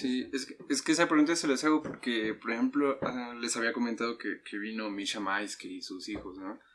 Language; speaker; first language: Spanish; native; Spanish